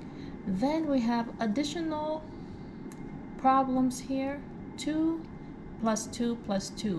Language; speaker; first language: English; native; English